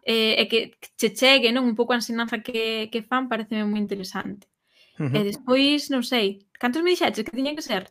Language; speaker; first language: Galician; native; Galician